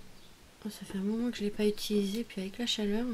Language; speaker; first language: French; native; French